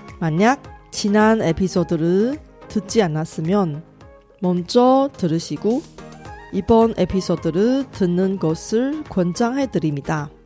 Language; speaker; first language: Korean; non-native, fluent; Chinese